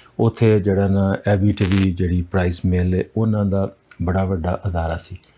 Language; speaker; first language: Punjabi; native; Punjabi